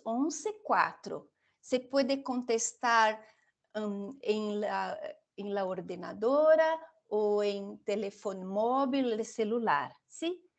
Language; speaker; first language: Spanish; non-native, fluent; Portuguese